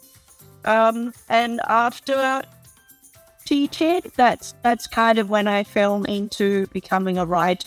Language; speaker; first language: English; native; English